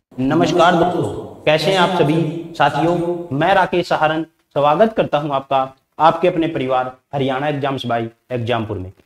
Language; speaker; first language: Hindi; native; Hindi